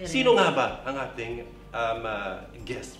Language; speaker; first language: Filipino; non-native, local second language; Cebuano